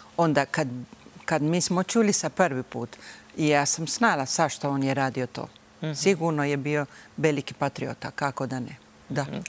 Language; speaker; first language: Bosnian; early bilingual, heritage; Bosnian